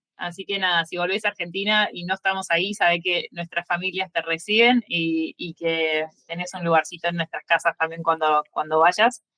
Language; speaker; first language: Spanish; native; Spanish